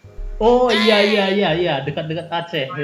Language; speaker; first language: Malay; non-native, local second language; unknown